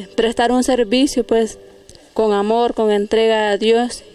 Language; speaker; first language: Spanish; native; Spanish